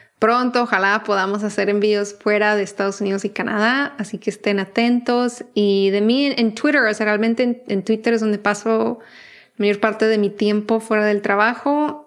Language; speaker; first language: Spanish; native; Spanish